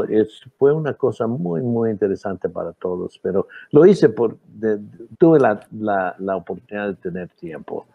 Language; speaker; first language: Spanish; early bilingual, heritage; Spanish